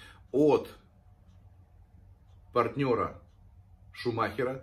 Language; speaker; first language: Russian; native; Russian